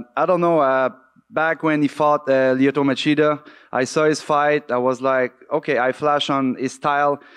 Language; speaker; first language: English; native; English